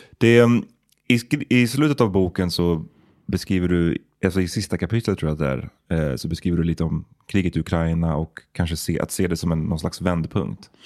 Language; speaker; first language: Swedish; native; Swedish